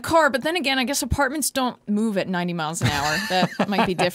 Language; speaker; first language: English; native; English